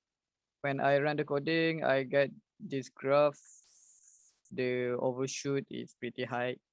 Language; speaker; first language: English; non-native, learner; Malay